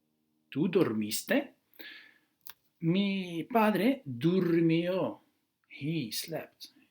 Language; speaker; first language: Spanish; non-native, fluent; Dutch